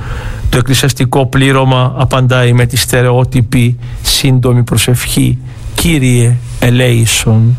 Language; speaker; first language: Greek; native; Greek